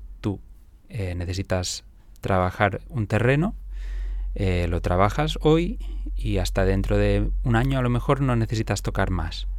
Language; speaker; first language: Spanish; non-native, local second language; Catalan